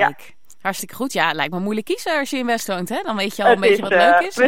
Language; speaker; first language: Dutch; native; Dutch